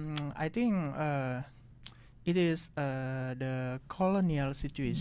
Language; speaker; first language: English; non-native, learner; Indonesian